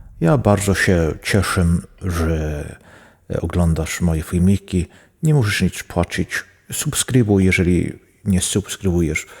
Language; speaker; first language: Polish; non-native, learner; Swedish